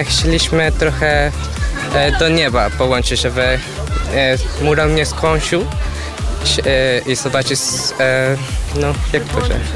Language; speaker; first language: Polish; non-native, learner; Spanish